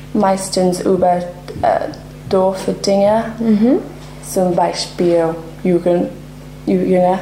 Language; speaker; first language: German; non-native, learner; English